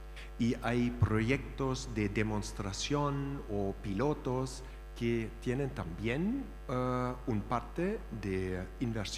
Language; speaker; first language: Spanish; non-native, fluent; German